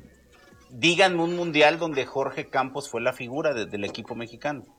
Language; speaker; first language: Spanish; native; Spanish